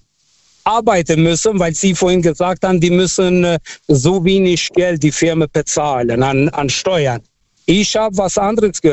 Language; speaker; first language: German; non-native, fluent; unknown